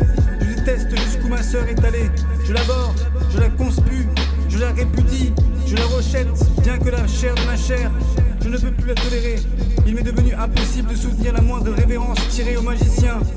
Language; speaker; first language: French; native; French